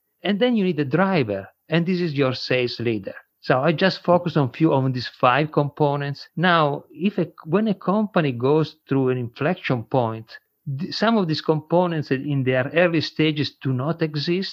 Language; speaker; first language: English; non-native, fluent; Italian